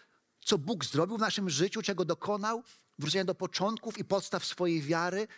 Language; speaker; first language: Polish; native; Polish